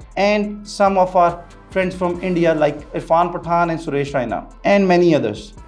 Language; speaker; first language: English; non-native, local second language; Urdu